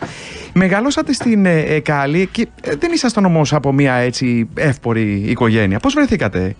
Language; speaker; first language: Greek; native; Greek